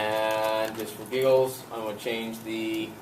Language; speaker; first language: English; native; English